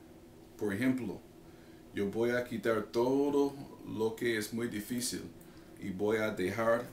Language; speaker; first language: Spanish; non-native, fluent; English